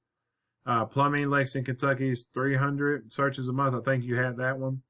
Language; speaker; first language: English; native; English